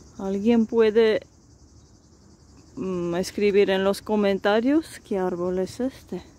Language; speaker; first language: Spanish; non-native, fluent; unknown